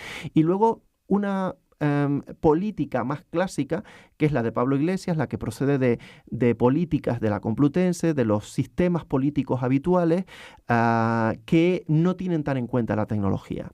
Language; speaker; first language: Spanish; native; Spanish